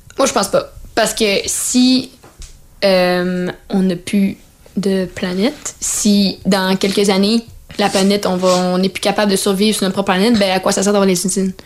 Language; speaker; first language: French; native; French